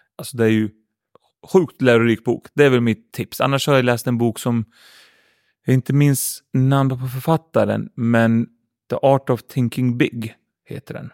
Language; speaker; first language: Swedish; early bilingual, other home language; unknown